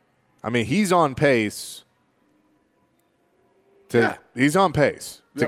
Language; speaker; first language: English; native; English